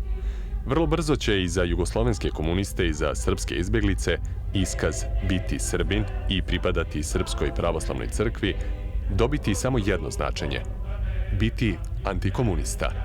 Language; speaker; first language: Bosnian; native; Bosnian